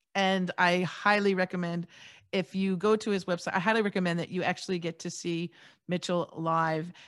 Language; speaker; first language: English; native; English